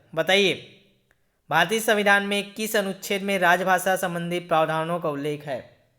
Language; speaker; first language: Hindi; native; Hindi